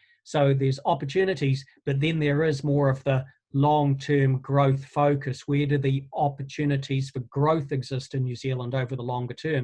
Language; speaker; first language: English; native; English